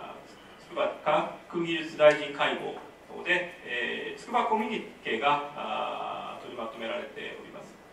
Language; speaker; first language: Japanese; native; Japanese